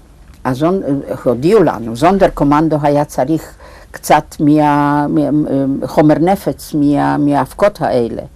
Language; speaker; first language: Hebrew; non-native, fluent; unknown